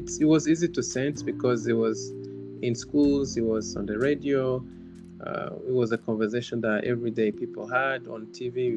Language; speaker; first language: English; non-native, local second language; Kinyarwanda